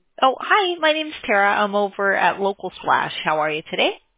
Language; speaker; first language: English; native; English